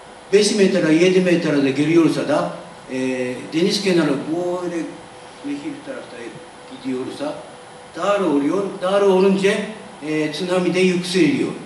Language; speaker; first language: Turkish; non-native, learner; Japanese